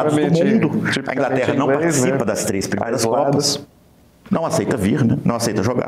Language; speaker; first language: Portuguese; native; Portuguese